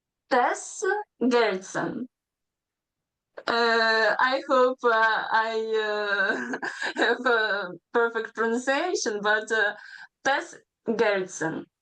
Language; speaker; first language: English; non-native, learner; Ukrainian